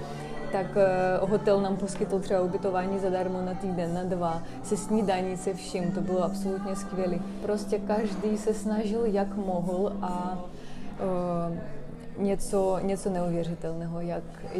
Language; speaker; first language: Czech; non-native, fluent; Russian